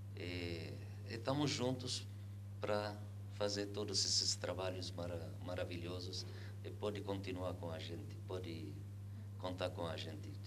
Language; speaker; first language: Portuguese; non-native, fluent; Arabic